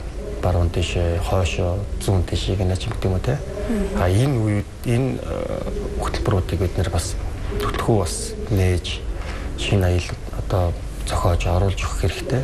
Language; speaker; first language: Mongolian; native; Mongolian